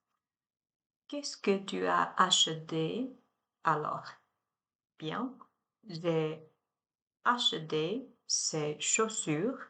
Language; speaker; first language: French; non-native, learner; Chinese